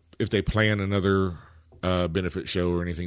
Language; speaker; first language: English; native; English